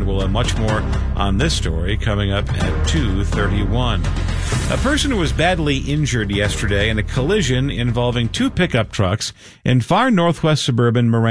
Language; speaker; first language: English; native; English